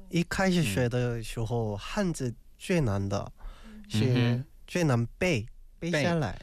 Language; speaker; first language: Chinese; non-native, learner; Korean